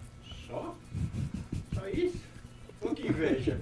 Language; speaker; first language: Portuguese; native; Portuguese